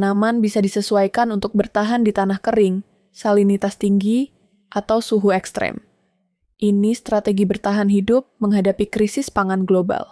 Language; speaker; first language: Indonesian; native; Indonesian